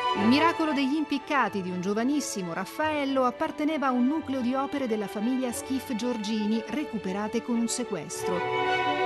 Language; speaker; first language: Italian; native; Italian